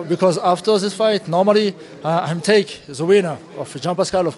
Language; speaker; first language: English; non-native, learner; Russian